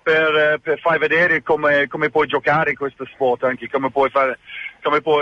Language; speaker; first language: Italian; non-native, fluent; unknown